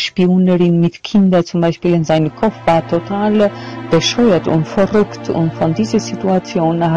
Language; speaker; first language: German; non-native, fluent; Albanian